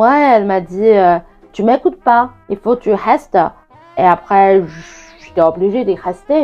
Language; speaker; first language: French; non-native, fluent; Chinese